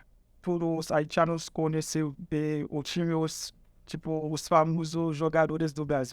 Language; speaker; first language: Portuguese; non-native, fluent; Haitian Creole